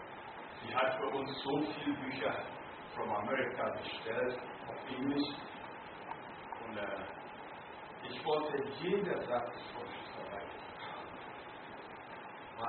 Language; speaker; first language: German; non-native, learner; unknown